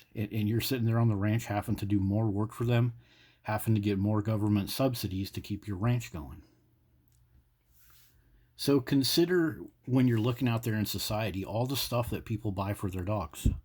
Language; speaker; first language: English; native; English